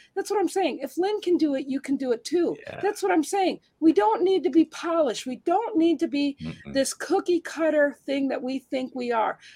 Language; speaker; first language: English; early bilingual, heritage; Spanish